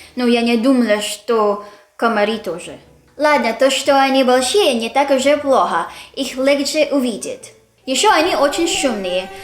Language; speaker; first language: Russian; non-native, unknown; Filipino